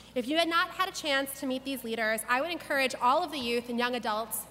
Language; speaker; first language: English; native; English